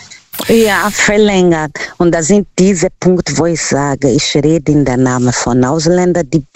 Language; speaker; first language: German; non-native, fluent; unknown